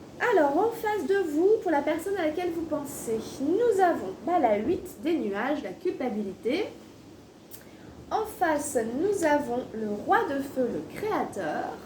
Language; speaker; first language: French; native; French